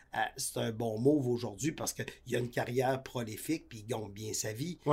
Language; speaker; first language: French; native; French